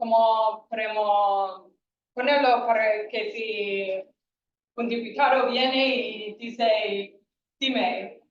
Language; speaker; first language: Spanish; non-native, fluent; English